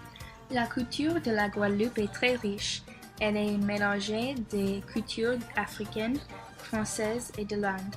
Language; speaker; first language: French; non-native, learner; English